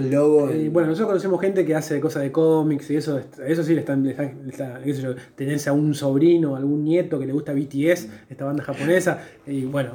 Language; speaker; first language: Spanish; native; Spanish